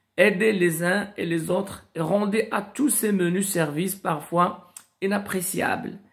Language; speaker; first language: French; non-native, local second language; Arabic